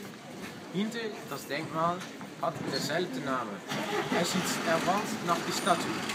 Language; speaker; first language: German; non-native, learner; Dutch